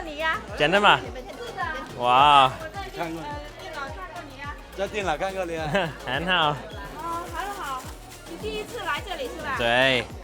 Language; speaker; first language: Chinese; non-native, fluent; English